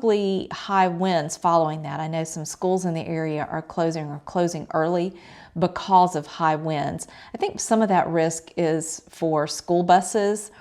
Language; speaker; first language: English; native; English